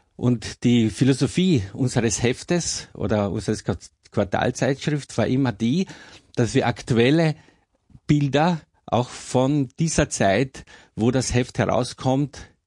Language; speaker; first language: German; non-native, local second language; Slovenian